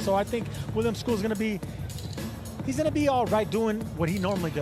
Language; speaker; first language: English; native; English